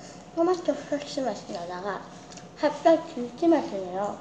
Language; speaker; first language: Korean; early bilingual, heritage; Korean